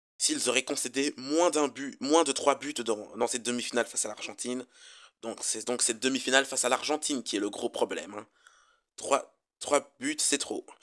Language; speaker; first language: French; native; French